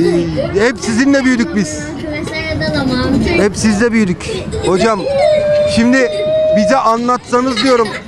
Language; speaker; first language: Turkish; native; Turkish